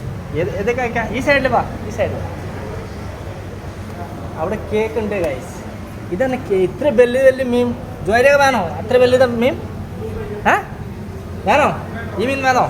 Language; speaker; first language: Malayalam; non-native, learner; Bangla